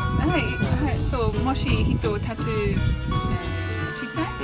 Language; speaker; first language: Japanese; non-native, learner; English